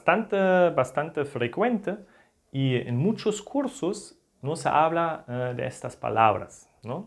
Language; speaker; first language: Spanish; non-native, fluent; German